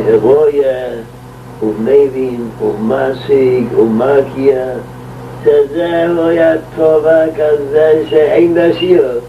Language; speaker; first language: Hebrew; non-native, local second language; Yiddish